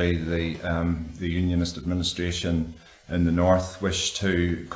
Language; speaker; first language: English; native; English